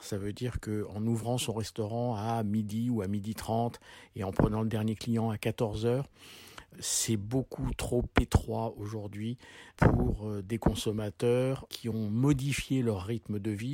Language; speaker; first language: French; native; French